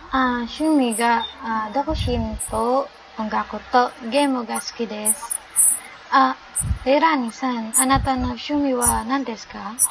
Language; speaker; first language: Japanese; non-native, learner; Filipino